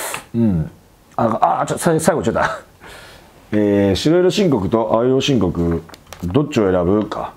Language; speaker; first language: Japanese; native; Japanese